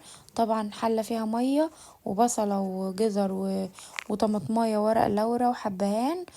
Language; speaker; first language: Arabic; native; Arabic